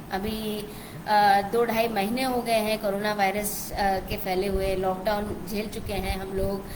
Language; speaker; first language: Hindi; non-native, local second language; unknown